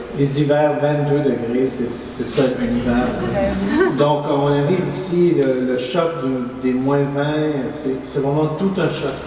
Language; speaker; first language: French; early bilingual, other home language; Spanish